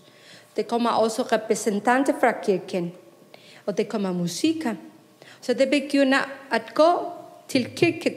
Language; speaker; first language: Danish; non-native, fluent; Spanish